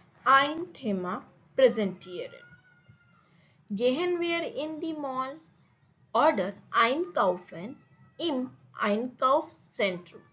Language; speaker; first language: German; non-native, fluent; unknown